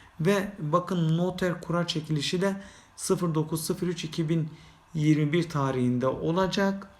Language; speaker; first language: Turkish; native; Turkish